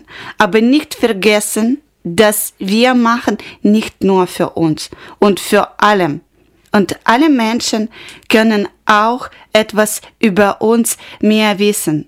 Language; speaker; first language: German; non-native, learner; Ukrainian